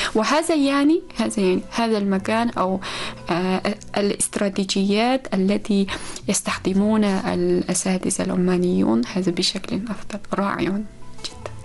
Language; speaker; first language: Arabic; non-native, fluent; Uzbek